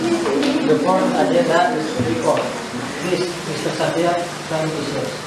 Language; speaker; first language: English; non-native, learner; Indonesian